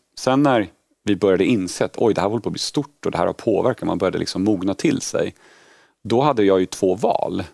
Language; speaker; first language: Swedish; early bilingual, other home language; Polish